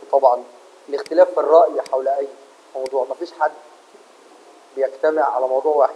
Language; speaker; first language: Arabic; native; Arabic